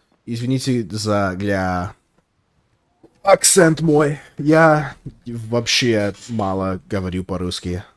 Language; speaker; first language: Russian; non-native, learner; English